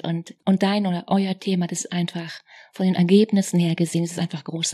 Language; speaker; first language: German; native; German